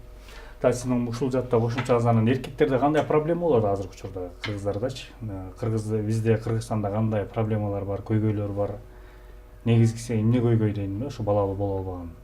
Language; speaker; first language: Kyrgyz; native; Kyrgyz